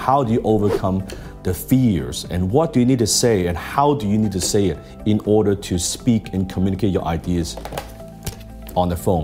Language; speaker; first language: English; non-native, local second language; Cantonese